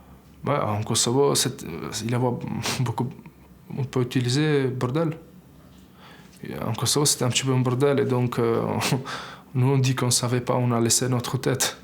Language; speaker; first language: French; non-native, learner; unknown